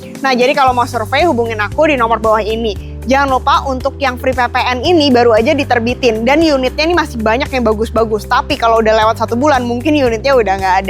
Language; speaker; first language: Indonesian; native; Indonesian